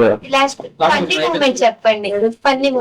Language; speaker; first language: Telugu; native; Telugu